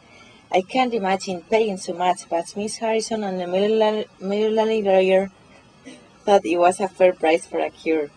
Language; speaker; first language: English; non-native, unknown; Spanish